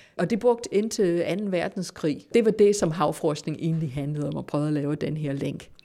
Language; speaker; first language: Danish; non-native, fluent; English